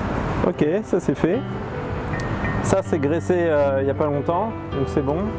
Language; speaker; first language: French; native; French